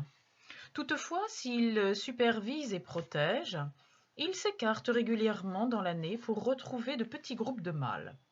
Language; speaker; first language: French; native; French